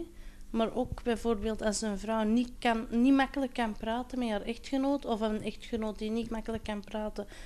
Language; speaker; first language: Dutch; non-native, local second language; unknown